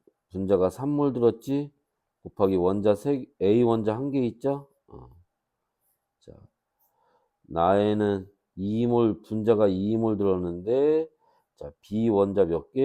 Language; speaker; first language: Korean; native; Korean